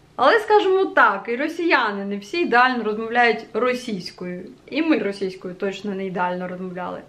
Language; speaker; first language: Ukrainian; non-native, local second language; Russian